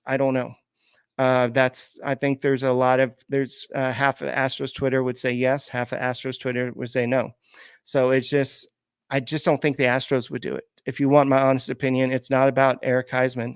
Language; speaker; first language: English; native; English